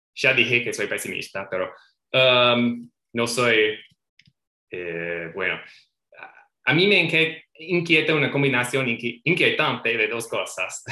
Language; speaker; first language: Spanish; non-native, fluent; English